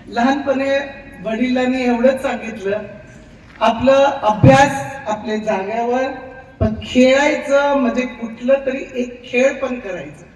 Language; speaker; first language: Marathi; non-native, local second language; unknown